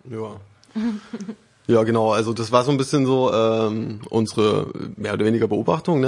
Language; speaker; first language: German; native; German